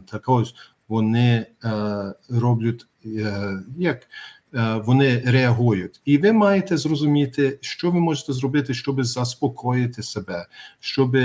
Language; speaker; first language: Ukrainian; early bilingual, heritage; Ukrainian